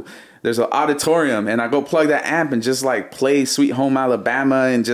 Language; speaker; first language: English; early bilingual, other home language; Spanish